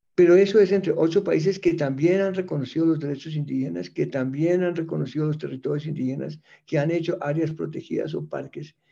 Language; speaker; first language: Spanish; early bilingual, other home language; English